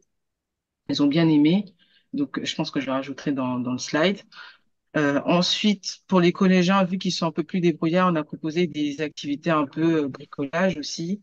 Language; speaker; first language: French; native; French